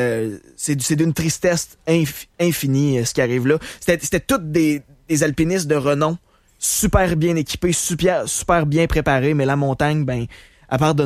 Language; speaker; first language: French; native; French